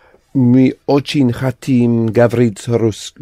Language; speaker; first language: Russian; non-native, learner; English